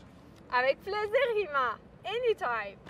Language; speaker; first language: French; non-native, fluent; Persian